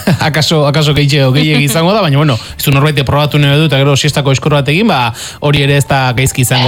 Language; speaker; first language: Basque; native; Basque